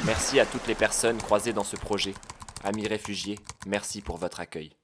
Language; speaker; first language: French; native; French